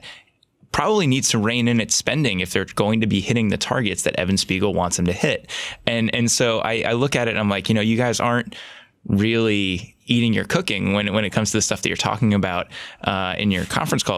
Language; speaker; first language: English; native; English